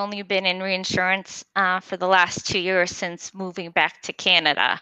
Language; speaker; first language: English; non-native, fluent; French